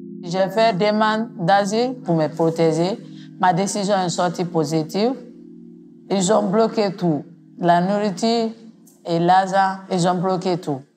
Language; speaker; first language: French; non-native, local second language; Mandingo